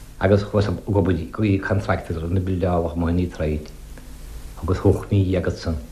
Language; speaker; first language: Irish; native; Irish